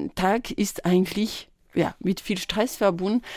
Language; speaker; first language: German; non-native, fluent; French